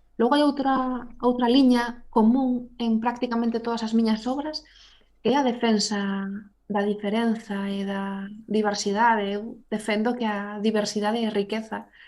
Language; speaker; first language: Galician; non-native, local second language; Spanish